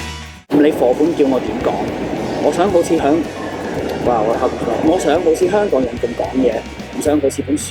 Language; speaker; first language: Cantonese; non-native, fluent; English